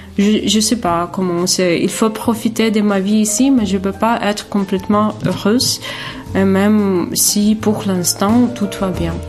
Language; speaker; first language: French; non-native, fluent; Ukrainian